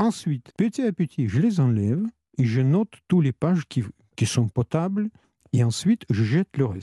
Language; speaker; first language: French; non-native, fluent; Russian